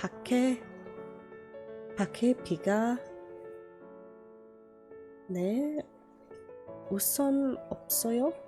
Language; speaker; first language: Korean; non-native, learner; English